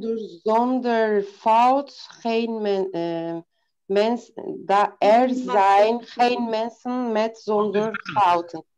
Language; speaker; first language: Dutch; non-native, learner; Turkish